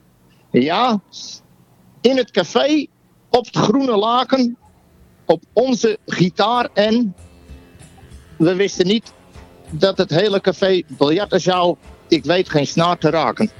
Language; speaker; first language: Dutch; native; Dutch